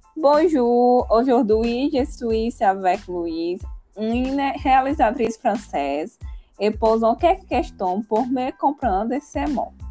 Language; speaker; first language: French; non-native, learner; Portuguese